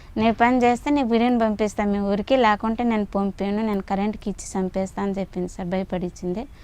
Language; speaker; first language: Telugu; native; Telugu